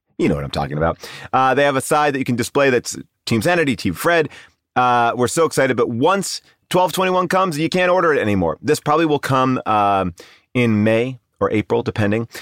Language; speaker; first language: English; native; English